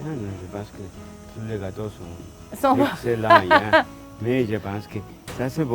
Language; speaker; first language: French; non-native, fluent; Spanish